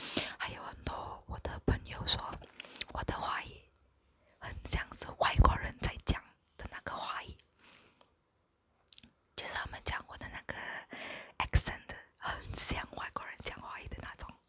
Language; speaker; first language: Chinese; non-native, local second language; English